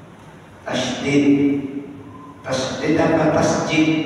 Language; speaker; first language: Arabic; non-native, fluent; Indonesian